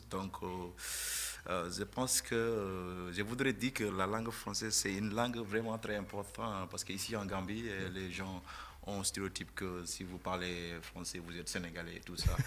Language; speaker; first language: French; non-native, fluent; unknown